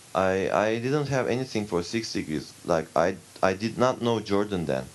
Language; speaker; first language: English; non-native, fluent; Turkish